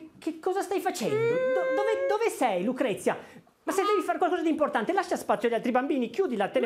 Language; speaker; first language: Italian; native; Italian